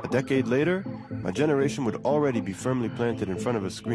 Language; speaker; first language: English; non-native, fluent; Hebrew